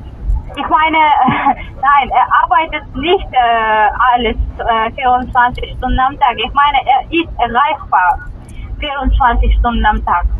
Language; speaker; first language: German; non-native, learner; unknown